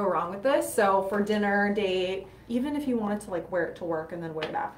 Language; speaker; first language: English; native; English